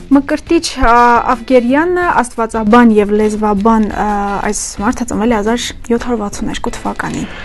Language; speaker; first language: Armenian; native; Armenian